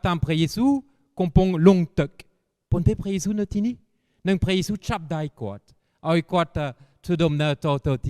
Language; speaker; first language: Khmer; non-native, fluent; French